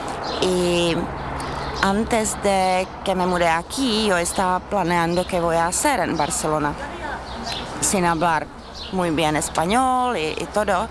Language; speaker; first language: Spanish; non-native, fluent; Czech